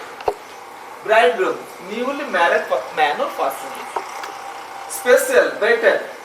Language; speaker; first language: English; non-native, local second language; Odia